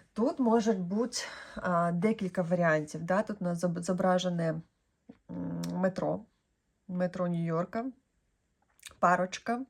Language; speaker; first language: Ukrainian; non-native, local second language; Russian